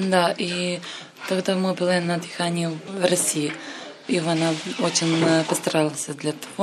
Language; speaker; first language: Russian; non-native, learner; Serbian